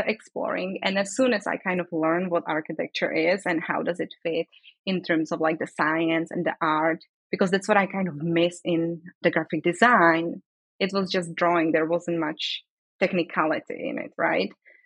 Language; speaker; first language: English; non-native, fluent; Czech